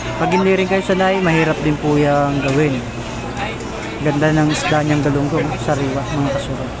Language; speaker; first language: Filipino; non-native, local second language; Bikol